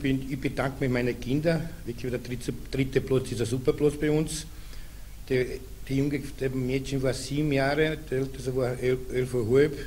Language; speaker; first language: German; non-native, learner; Serbian